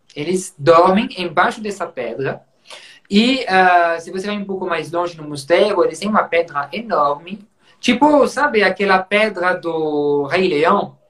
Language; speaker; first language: Portuguese; non-native, fluent; French